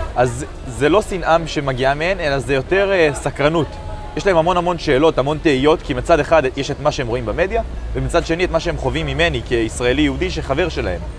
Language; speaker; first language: Hebrew; native; Hebrew